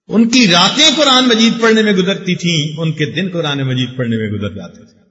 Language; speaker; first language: Urdu; non-native, local second language; Punjabi